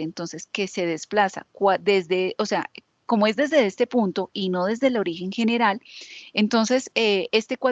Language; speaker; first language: Spanish; native; Spanish